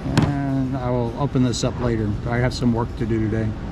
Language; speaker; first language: English; native; English